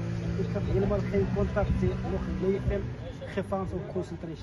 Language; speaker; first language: Dutch; non-native, learner; Uyghur